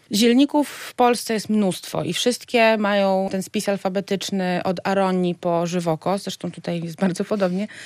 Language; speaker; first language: Polish; native; Polish